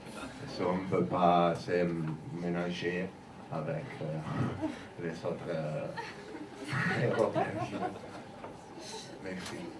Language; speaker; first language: French; non-native, learner; Italian